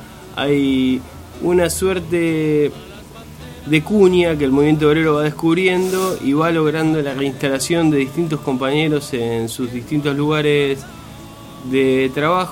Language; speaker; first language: Spanish; native; Spanish